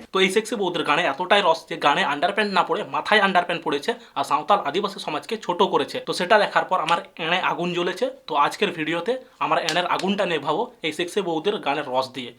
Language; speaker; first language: Bangla; non-native, local second language; Santali